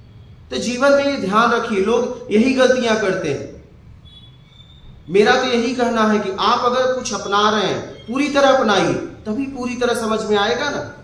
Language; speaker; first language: Hindi; native; Hindi